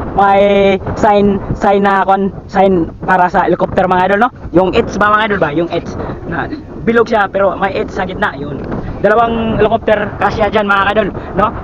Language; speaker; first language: Filipino; non-native, local second language; Cebuano